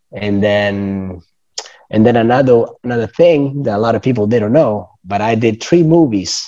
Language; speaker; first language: English; non-native, fluent; Italian